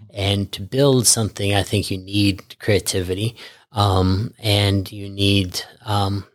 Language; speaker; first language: English; early bilingual, other home language; Norwegian